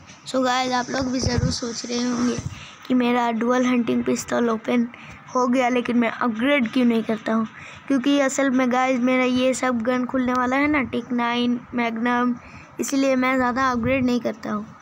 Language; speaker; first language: Hindi; non-native, local second language; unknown